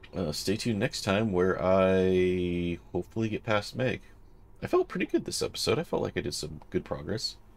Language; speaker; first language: English; native; English